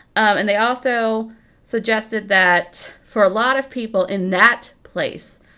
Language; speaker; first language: English; native; English